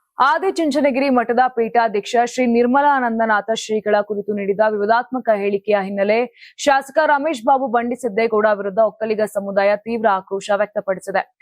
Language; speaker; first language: Kannada; native; Kannada